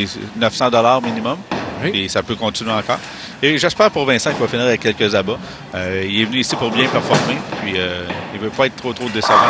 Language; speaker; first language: French; native; French